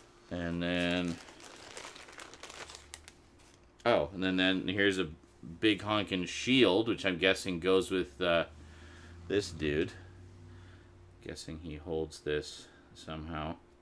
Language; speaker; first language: English; native; English